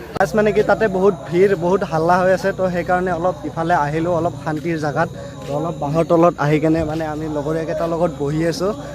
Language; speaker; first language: Assamese; non-native, local second language; Bodo